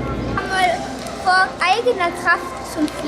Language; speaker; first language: German; native; German